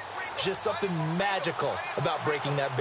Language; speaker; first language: English; native; English